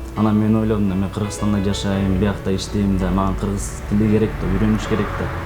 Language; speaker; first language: Kyrgyz; non-native, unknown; Russian